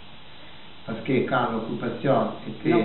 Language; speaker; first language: French; non-native, fluent; Italian